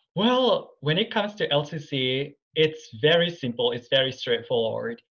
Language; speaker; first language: English; non-native, fluent; Japanese